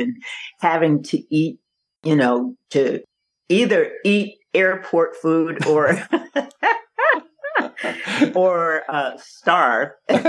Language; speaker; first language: English; native; English